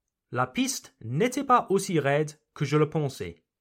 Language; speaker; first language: French; non-native, fluent; English